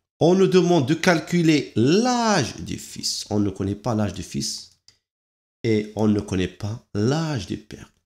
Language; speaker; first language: French; non-native, local second language; Arabic